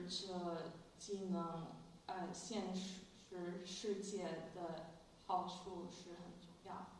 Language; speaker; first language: Chinese; non-native, fluent; English